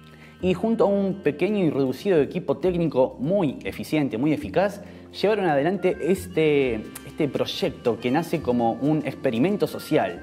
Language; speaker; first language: Spanish; native; Spanish